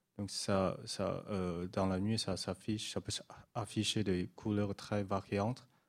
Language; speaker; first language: French; non-native, fluent; Chinese